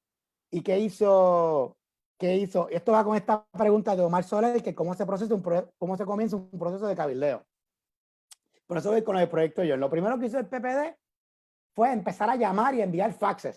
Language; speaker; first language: Spanish; native; Spanish